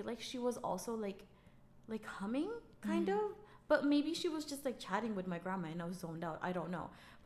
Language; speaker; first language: English; non-native, local second language; Filipino